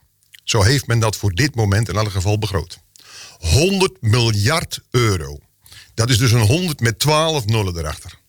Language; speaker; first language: Dutch; native; Dutch